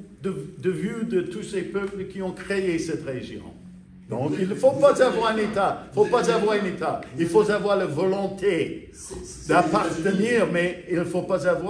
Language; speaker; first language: French; non-native, fluent; English